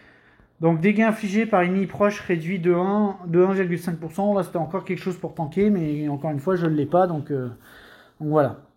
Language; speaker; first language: French; native; French